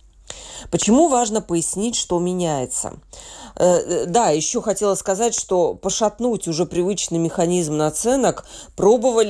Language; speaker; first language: Russian; native; Russian